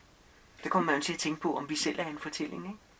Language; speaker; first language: Danish; native; Danish